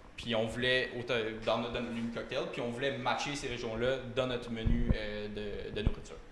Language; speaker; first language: French; native; French